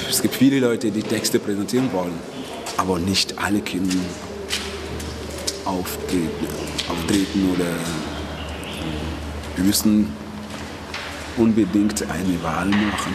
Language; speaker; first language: German; non-native, fluent; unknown